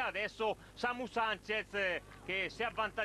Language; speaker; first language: Italian; native; Italian